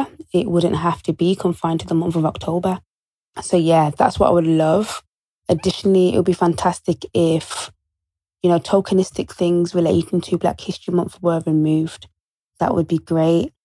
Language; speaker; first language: English; native; English